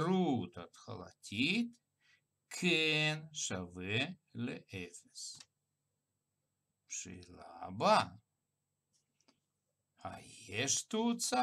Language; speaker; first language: Hebrew; non-native, fluent; Russian